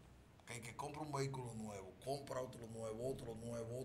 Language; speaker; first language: Spanish; native; Spanish